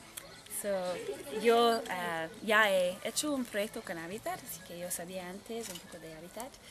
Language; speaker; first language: Spanish; non-native, fluent; English